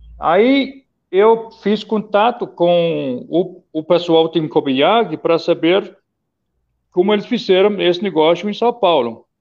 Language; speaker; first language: Portuguese; non-native, fluent; Danish